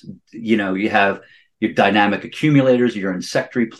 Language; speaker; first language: English; native; English